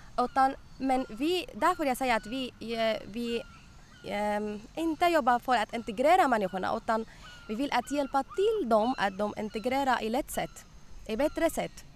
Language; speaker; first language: Swedish; non-native, learner; Arabic